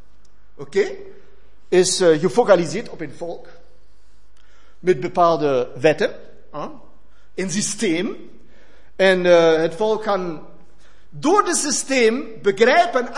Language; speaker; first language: Dutch; non-native, fluent; German